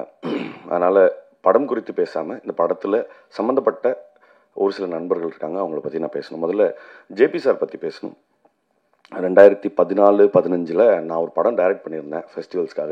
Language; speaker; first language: Tamil; native; Tamil